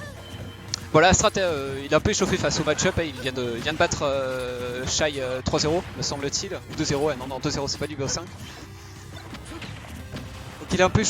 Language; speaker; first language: French; native; French